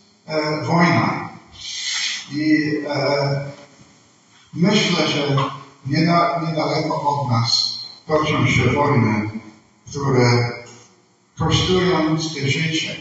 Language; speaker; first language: Polish; non-native, fluent; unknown